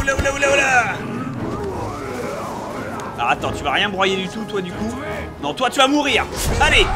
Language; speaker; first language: French; native; French